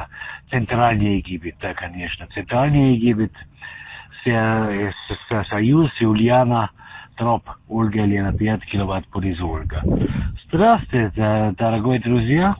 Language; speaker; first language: Russian; non-native, learner; German